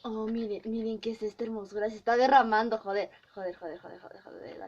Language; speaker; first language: Spanish; native; Spanish